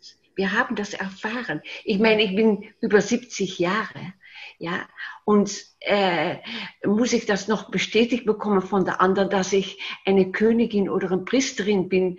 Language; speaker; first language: German; non-native, fluent; Dutch